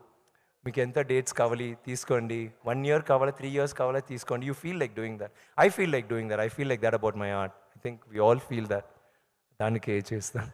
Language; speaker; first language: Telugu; non-native, learner; Tamil